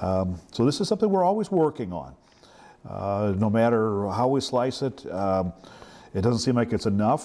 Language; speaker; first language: English; native; English